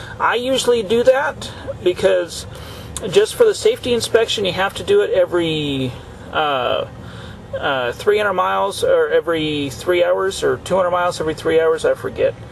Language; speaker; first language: English; native; English